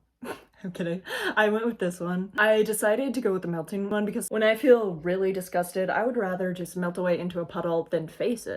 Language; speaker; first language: English; native; English